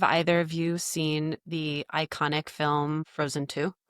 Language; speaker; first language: English; native; English